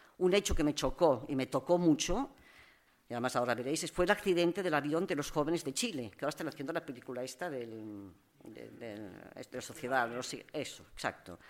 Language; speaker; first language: Spanish; non-native, local second language; Catalan